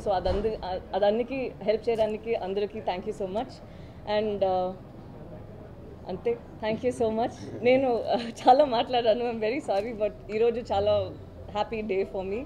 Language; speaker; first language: Telugu; non-native, fluent; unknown